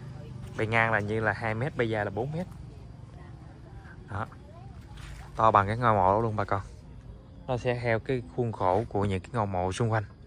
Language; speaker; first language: Vietnamese; native; Vietnamese